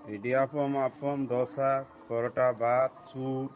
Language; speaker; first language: Malayalam; non-native, learner; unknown